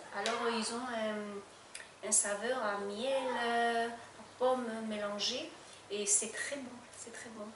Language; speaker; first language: French; non-native, fluent; Spanish